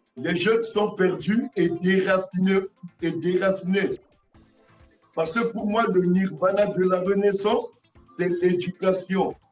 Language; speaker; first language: French; non-native, local second language; Sango